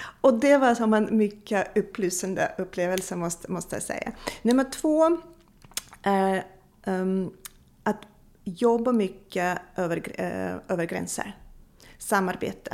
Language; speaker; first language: Swedish; non-native, fluent; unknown